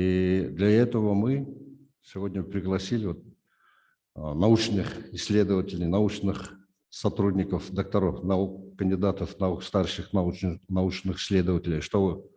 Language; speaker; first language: Russian; non-native, local second language; Kyrgyz